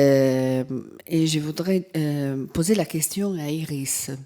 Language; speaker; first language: French; non-native, fluent; Italian